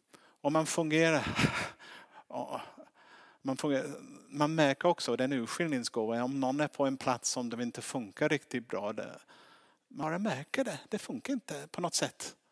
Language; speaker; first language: Swedish; non-native, fluent; English